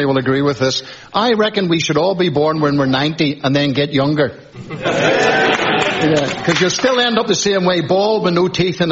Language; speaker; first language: English; native; English